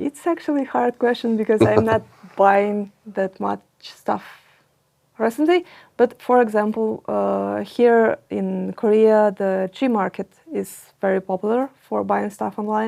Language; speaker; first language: English; non-native, fluent; Russian